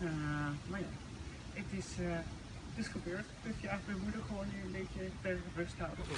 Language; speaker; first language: Dutch; non-native, fluent; Spanish